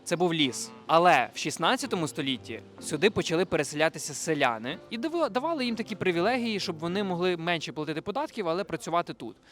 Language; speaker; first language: Ukrainian; native; Ukrainian